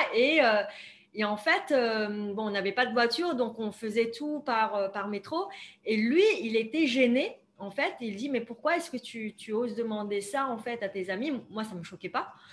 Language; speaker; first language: French; non-native, fluent; Vietnamese